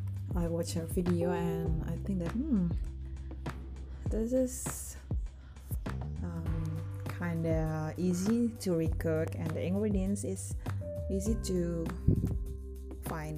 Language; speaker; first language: English; non-native, learner; Indonesian